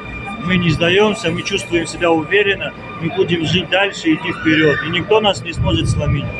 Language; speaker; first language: Russian; native; Russian